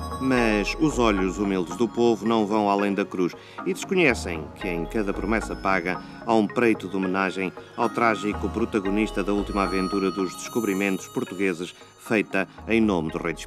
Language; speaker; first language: Portuguese; native; Portuguese